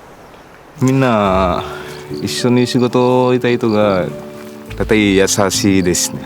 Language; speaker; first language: Japanese; non-native, learner; Indonesian